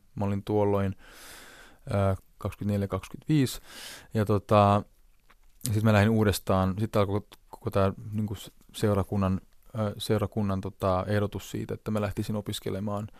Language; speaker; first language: Finnish; non-native, local second language; Hebrew